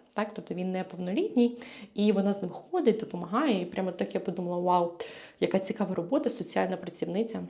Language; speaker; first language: Ukrainian; native; Ukrainian